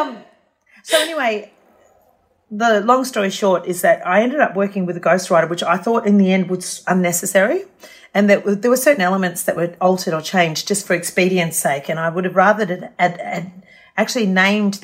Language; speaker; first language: English; native; English